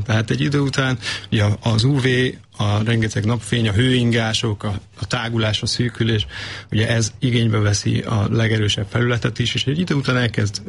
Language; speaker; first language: Hungarian; native; Hungarian